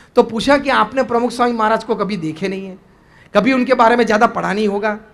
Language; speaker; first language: Hindi; non-native, local second language; Gujarati